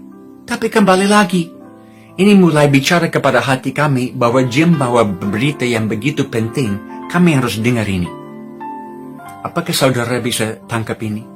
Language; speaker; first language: Indonesian; non-native, fluent; English